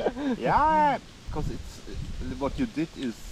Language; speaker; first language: English; non-native, fluent; German